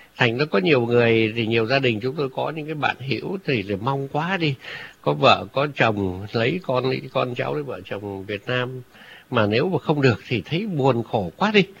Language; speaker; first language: Vietnamese; native; Vietnamese